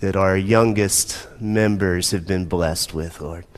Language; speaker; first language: English; native; English